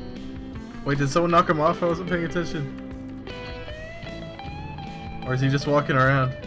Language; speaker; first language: English; native; English